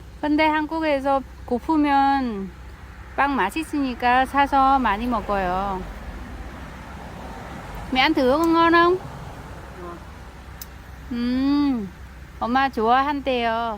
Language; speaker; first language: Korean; non-native, learner; Vietnamese